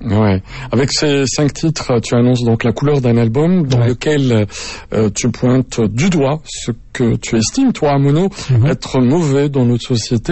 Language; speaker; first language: French; native; French